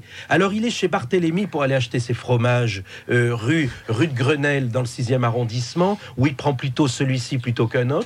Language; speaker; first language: French; native; French